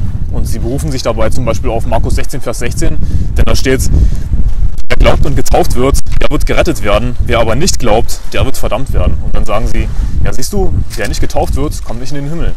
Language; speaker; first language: German; native; German